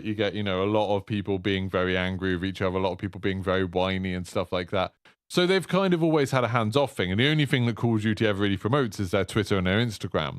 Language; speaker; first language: English; native; English